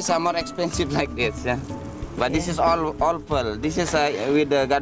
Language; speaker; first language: English; non-native, learner; Indonesian